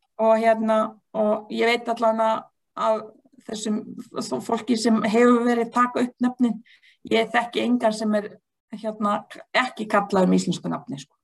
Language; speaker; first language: Icelandic; non-native, fluent; Bosnian